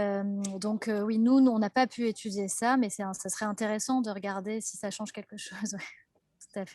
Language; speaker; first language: French; native; French